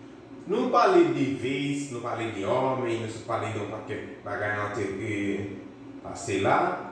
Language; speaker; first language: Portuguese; non-native, fluent; Haitian Creole